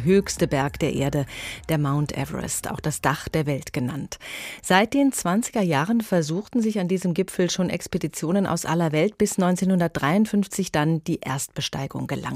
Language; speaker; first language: German; native; German